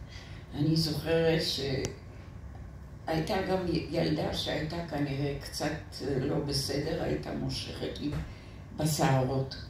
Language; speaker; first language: Hebrew; non-native, fluent; French